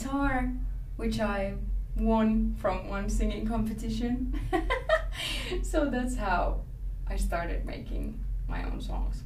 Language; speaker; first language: English; non-native, fluent; Finnish